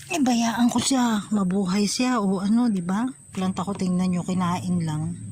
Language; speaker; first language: Filipino; native; Filipino